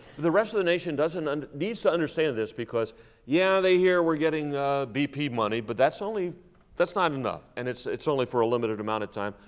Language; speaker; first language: English; native; English